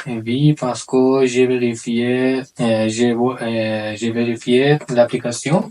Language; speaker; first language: French; non-native, learner; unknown